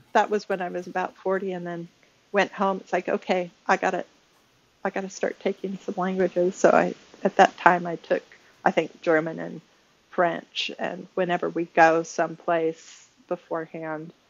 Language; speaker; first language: English; native; English